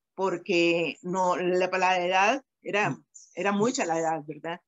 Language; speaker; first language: Spanish; native; Spanish